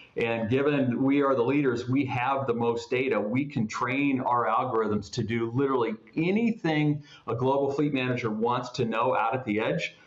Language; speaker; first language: English; native; English